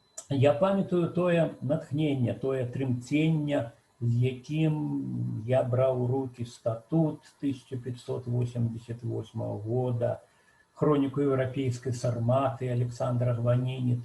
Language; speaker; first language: Belarusian; native; Belarusian